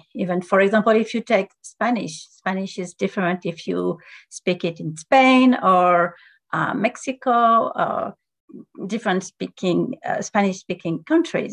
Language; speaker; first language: English; non-native, fluent; French